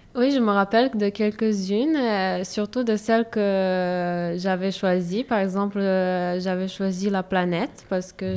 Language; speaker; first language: French; non-native, fluent; Serbian